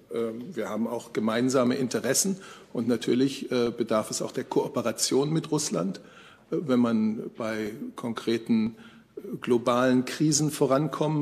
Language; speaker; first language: German; native; German